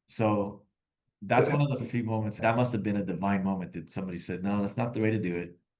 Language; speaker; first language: English; native; English